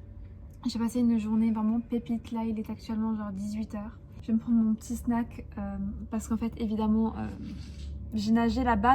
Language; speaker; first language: French; native; French